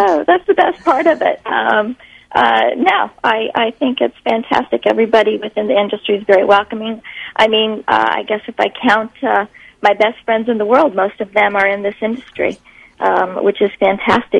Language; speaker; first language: English; native; English